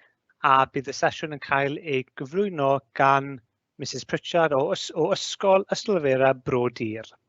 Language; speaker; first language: Welsh; native; Welsh